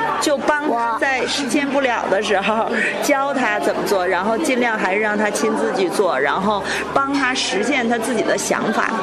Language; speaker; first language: Chinese; native; Chinese